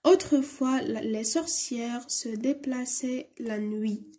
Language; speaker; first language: French; non-native, local second language; Arabic